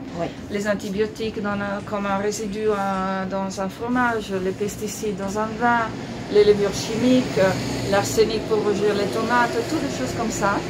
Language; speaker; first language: French; non-native, fluent; Italian